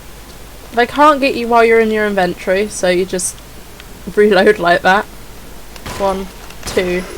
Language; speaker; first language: English; native; English